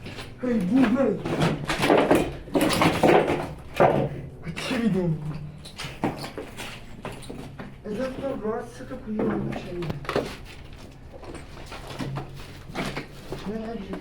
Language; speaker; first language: Persian; native; Persian